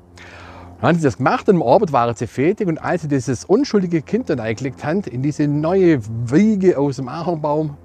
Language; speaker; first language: German; native; German